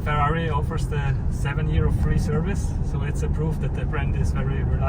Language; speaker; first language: English; non-native, fluent; German